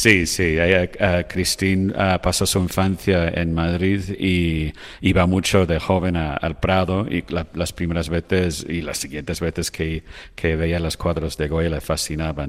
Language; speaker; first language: Spanish; non-native, fluent; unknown